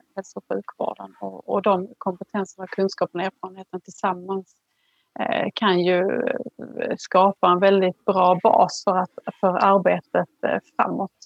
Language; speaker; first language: Swedish; native; Swedish